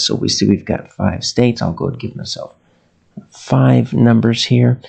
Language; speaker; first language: English; native; English